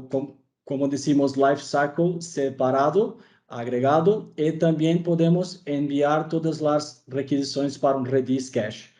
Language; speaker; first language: Spanish; non-native, fluent; Portuguese